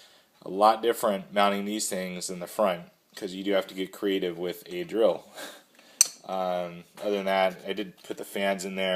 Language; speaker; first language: English; native; English